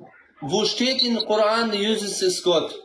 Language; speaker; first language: German; non-native, learner; Central Kurdish